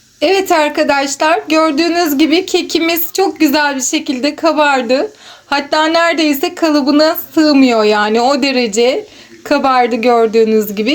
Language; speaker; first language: Turkish; native; Turkish